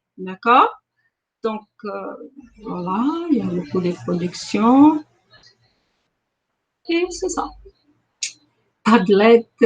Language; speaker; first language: French; non-native, fluent; Portuguese